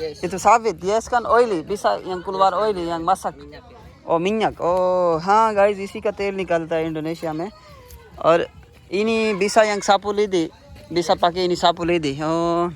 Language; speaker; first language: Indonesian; non-native, learner; Urdu